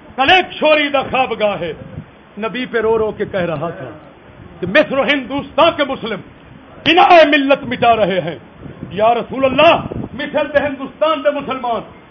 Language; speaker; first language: Urdu; non-native, local second language; Punjabi